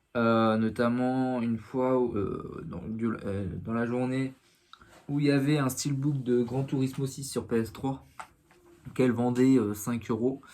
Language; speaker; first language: French; native; French